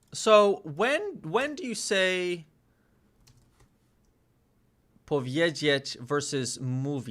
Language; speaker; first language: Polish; non-native, learner; English